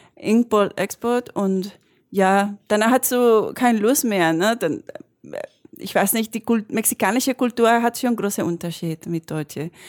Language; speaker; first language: German; non-native, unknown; Spanish